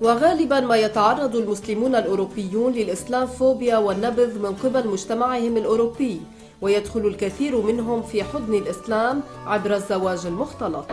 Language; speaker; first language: Arabic; native; Arabic